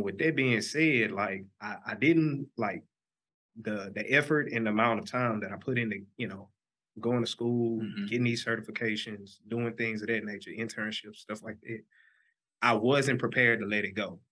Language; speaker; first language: English; native; English